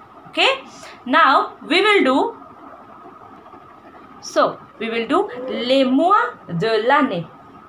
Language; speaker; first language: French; non-native, fluent; Hindi